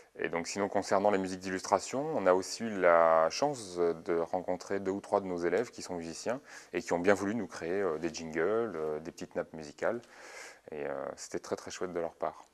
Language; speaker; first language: French; native; French